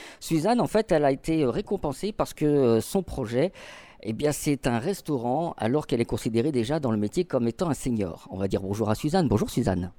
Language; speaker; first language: French; native; French